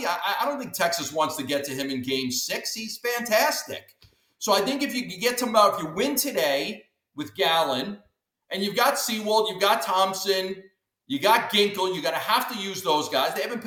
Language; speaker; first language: English; native; English